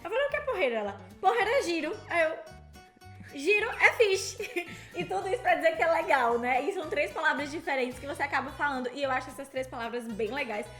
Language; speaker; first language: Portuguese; native; Portuguese